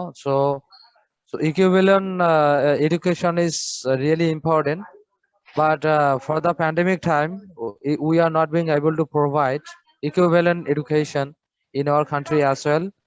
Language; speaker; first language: English; non-native, fluent; Bangla